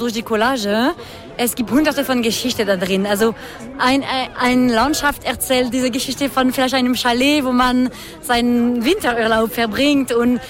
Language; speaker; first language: German; non-native, fluent; French